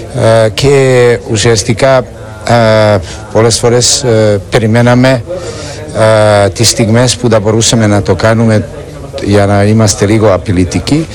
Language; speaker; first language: Greek; non-native, fluent; Serbian